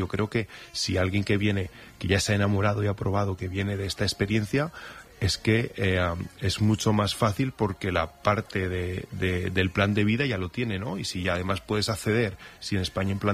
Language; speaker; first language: Spanish; native; Spanish